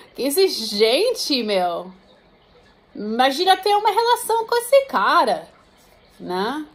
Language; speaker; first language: Portuguese; non-native, fluent; English